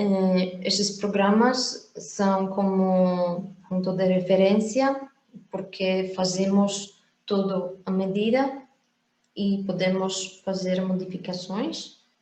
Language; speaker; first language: Portuguese; non-native, fluent; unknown